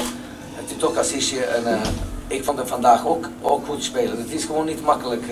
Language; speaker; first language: Dutch; non-native, fluent; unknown